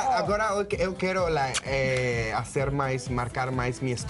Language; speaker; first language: Portuguese; non-native, learner; Spanish